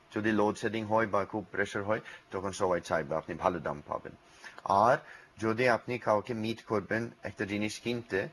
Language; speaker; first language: Bangla; non-native, learner; English